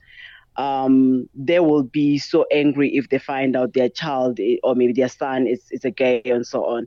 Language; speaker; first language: English; non-native, local second language; Tsonga